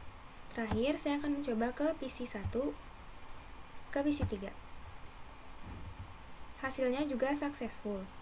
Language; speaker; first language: Indonesian; native; Indonesian